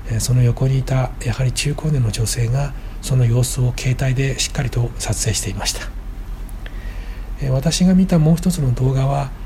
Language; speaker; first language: Japanese; native; Japanese